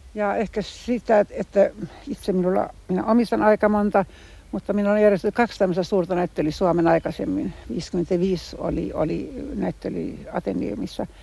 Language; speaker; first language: Finnish; non-native, local second language; Swedish